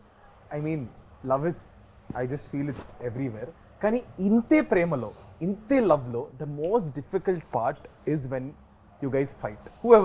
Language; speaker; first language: Telugu; native; Telugu